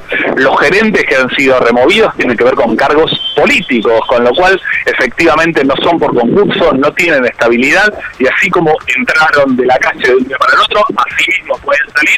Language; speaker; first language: Spanish; native; Spanish